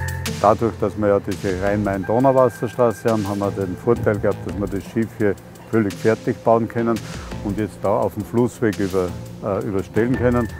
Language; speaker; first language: German; native; German